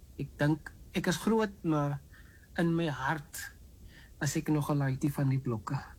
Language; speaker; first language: Afrikaans; native; Afrikaans